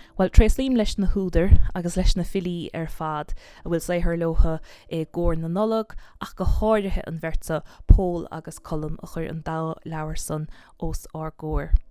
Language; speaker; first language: Irish; native; Irish